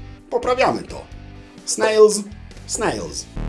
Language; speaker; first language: English; non-native, fluent; Polish